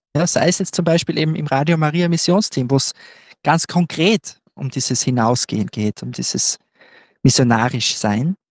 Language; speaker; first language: German; native; German